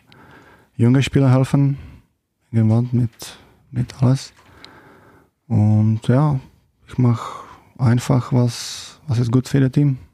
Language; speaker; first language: German; non-native, learner; Czech